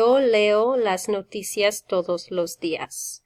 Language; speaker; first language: Spanish; non-native, fluent; English